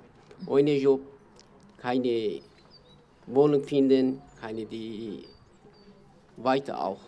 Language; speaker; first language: German; non-native, learner; Kurdish